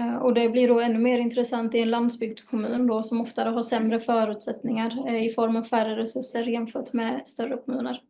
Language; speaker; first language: Swedish; native; Swedish